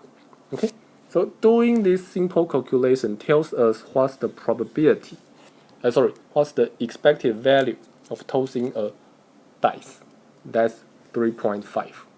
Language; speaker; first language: English; non-native, fluent; Chinese